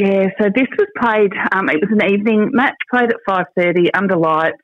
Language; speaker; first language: English; native; English